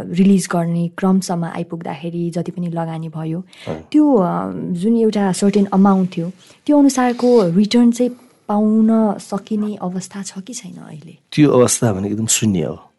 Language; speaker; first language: Nepali; non-native, local second language; Sherpa